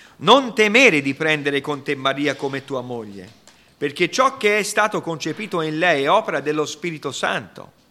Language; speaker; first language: Italian; non-native, fluent; English